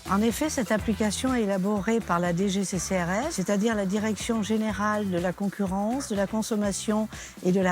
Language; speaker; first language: French; native; French